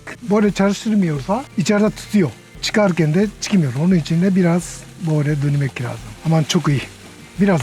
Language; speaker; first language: Turkish; non-native, learner; Japanese